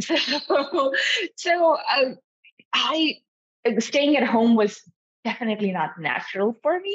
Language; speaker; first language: English; non-native, local second language; Urdu